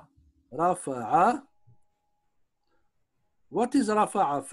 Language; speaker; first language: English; non-native, fluent; Arabic